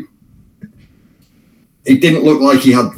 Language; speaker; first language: English; native; English